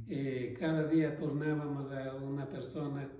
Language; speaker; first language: Spanish; non-native, local second language; Quechua